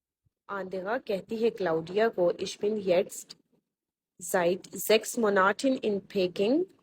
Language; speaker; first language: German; non-native, fluent; Urdu